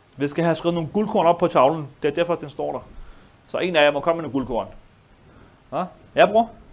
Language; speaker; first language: Danish; early bilingual, other home language; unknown